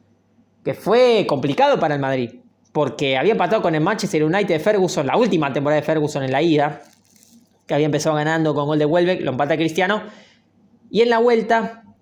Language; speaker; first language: Spanish; native; Spanish